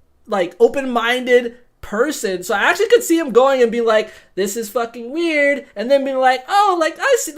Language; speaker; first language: English; native; English